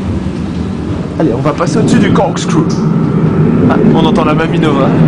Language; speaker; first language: French; native; French